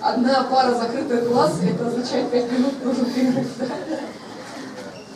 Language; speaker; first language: Russian; native; Russian